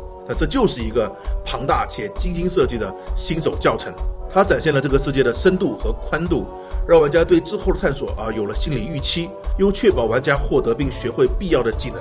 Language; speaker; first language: Chinese; native; Chinese